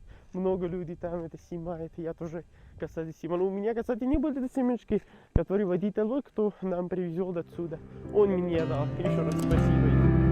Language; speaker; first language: Russian; non-native, learner; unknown